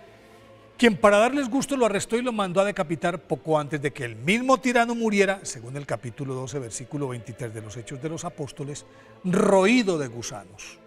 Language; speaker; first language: Spanish; native; Spanish